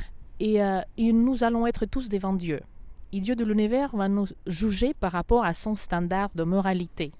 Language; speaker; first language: French; non-native, fluent; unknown